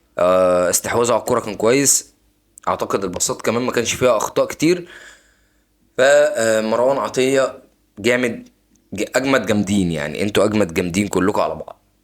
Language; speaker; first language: Egyptian Arabic; native; Egyptian Arabic